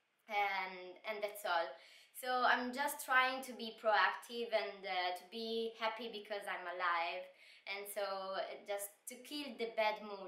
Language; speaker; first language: English; non-native, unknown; Italian